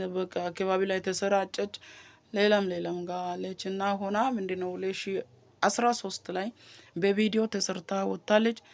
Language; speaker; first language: Amharic; non-native, local second language; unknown